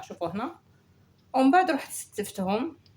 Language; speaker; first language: Arabic; native; Arabic